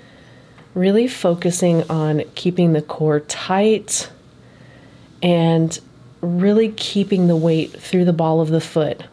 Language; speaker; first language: English; native; English